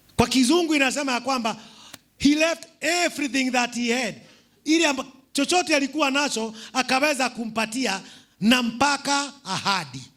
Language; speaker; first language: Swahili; non-native, local second language; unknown